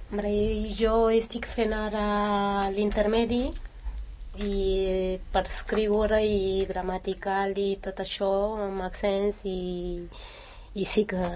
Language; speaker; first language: Catalan; non-native, learner; Romanian